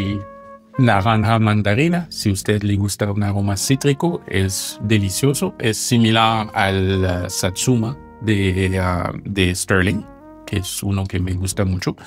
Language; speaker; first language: Spanish; non-native, fluent; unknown